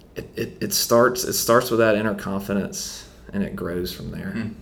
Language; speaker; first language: English; native; English